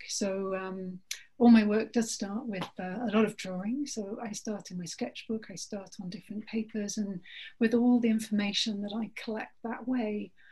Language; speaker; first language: English; native; English